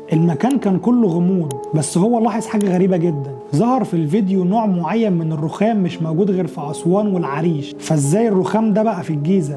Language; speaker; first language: Arabic; native; Arabic